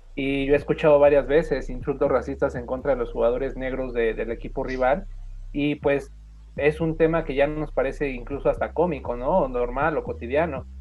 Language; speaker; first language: Spanish; native; Spanish